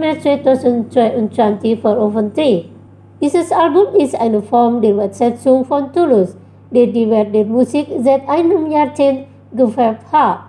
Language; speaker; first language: German; non-native, fluent; Indonesian